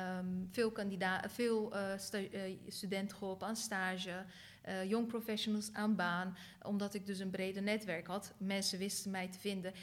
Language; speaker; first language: Dutch; early bilingual, other home language; Turkish